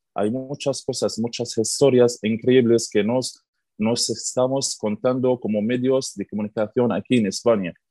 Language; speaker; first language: Spanish; non-native, learner; Arabic